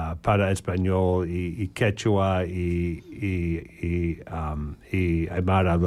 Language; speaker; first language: Spanish; non-native, learner; English